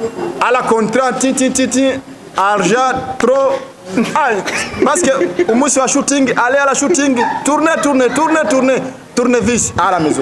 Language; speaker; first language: French; non-native, learner; Rundi